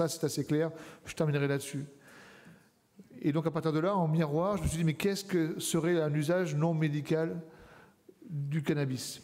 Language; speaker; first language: French; native; French